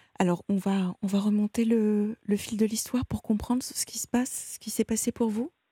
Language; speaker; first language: French; native; French